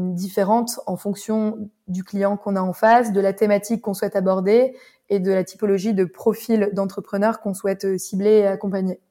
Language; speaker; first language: French; native; French